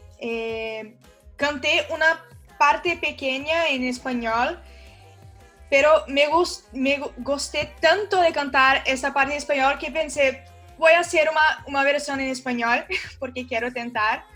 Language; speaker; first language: Spanish; non-native, learner; Portuguese